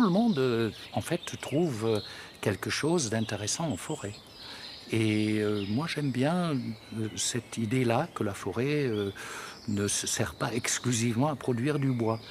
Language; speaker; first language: French; native; French